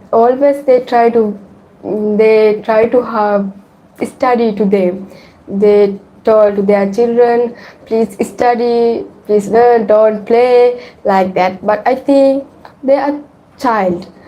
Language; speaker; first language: English; non-native, learner; Sinhala